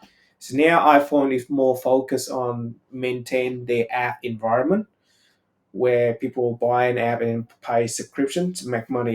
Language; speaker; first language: English; non-native, fluent; Vietnamese